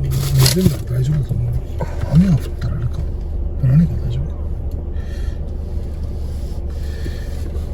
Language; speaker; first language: Japanese; native; Japanese